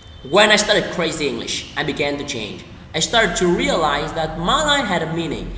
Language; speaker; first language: English; non-native, fluent; Vietnamese